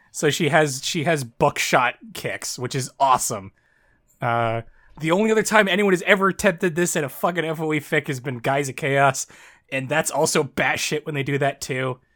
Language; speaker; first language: English; native; English